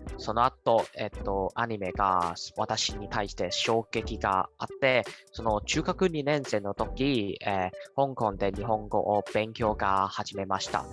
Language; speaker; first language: Japanese; non-native, learner; Cantonese